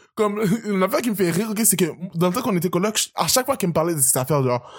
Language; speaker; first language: French; native; French